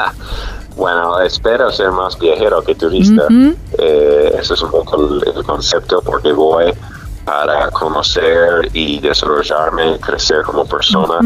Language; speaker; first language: Spanish; non-native, fluent; English